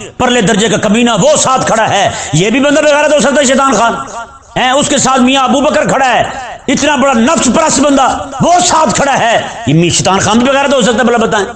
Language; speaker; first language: Urdu; native; Urdu